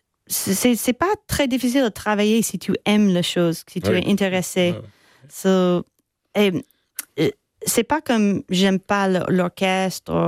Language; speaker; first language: French; non-native, learner; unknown